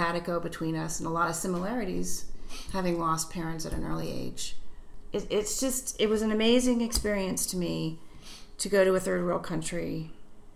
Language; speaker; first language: English; native; English